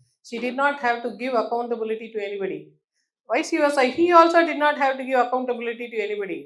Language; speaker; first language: English; non-native, local second language; Tamil